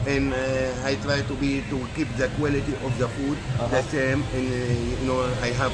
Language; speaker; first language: English; non-native, learner; Arabic